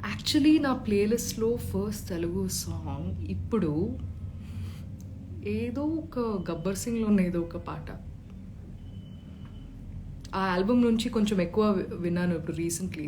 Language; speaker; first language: Telugu; non-native, local second language; Malayalam